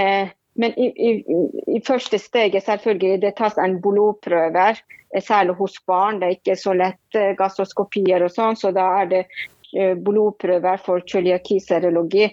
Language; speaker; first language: Norwegian; non-native, fluent; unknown